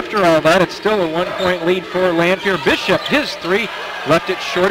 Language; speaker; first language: English; native; English